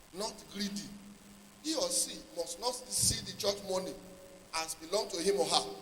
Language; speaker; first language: English; non-native, local second language; Yoruba